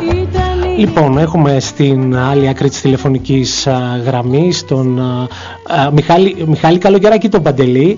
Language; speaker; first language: Greek; native; Greek